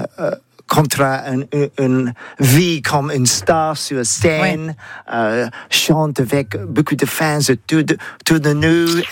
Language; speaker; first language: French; non-native, learner; English